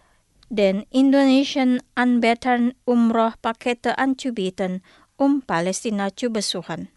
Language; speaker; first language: German; non-native, fluent; Indonesian